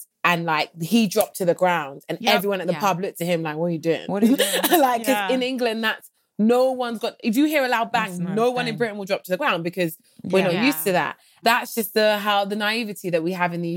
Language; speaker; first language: English; native; English